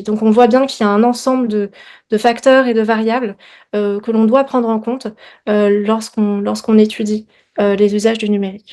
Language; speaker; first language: French; native; French